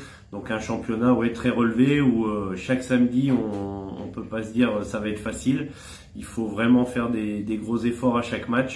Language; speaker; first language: French; native; French